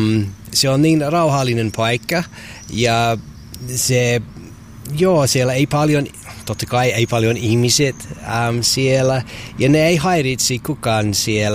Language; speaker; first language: Finnish; non-native, learner; English